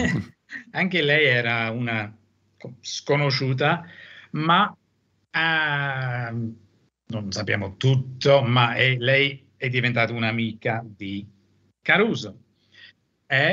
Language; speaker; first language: Italian; non-native, fluent; English